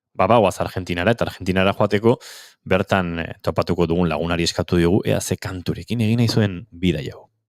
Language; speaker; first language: Basque; native; Basque